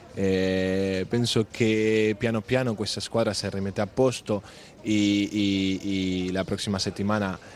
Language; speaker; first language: Italian; non-native, fluent; Spanish